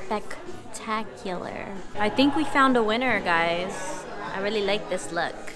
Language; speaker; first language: English; native; English